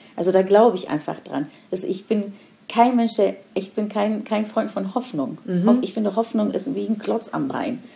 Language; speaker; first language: German; non-native, fluent; Persian